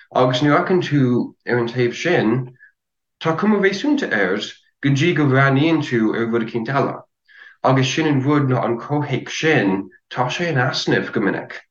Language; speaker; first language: Irish; non-native, fluent; English